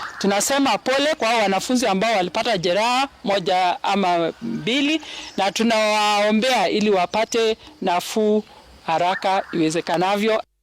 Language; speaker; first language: Swahili; non-native, local second language; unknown